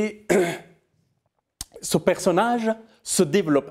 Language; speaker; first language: French; non-native, fluent; Persian